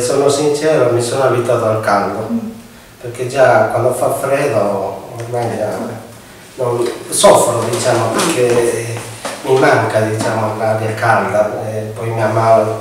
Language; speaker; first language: Italian; non-native, fluent; Spanish